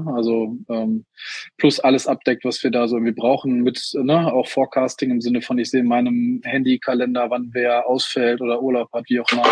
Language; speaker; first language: German; native; German